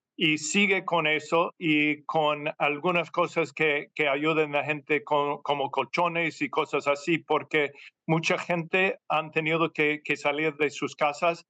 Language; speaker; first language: Spanish; non-native, fluent; English